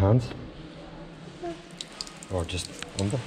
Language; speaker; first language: English; native; English